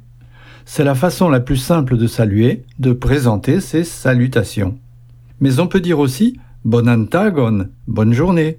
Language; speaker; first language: French; native; French